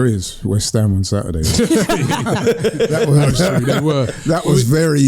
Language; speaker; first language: English; native; English